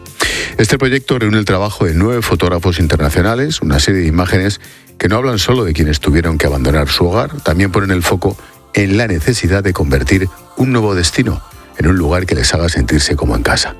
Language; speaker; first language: Spanish; native; Spanish